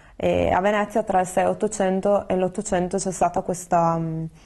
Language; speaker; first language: Italian; native; Italian